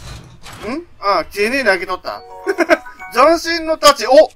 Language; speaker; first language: Japanese; native; Japanese